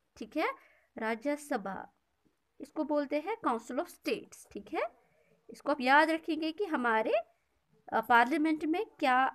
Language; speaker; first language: Hindi; non-native, local second language; Kashmiri